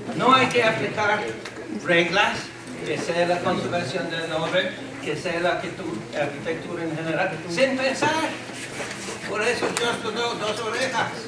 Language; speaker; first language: Spanish; non-native, fluent; English